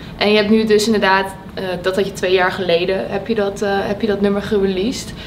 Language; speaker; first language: Dutch; native; Dutch